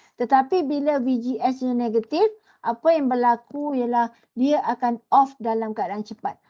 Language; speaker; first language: Malay; native; Malay